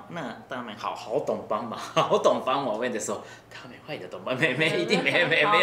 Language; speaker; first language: Chinese; non-native, learner; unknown